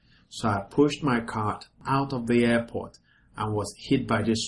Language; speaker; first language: English; non-native, local second language; Igbo